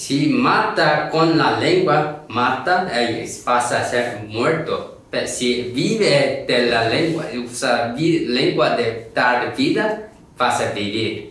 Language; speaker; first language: Spanish; non-native, learner; Korean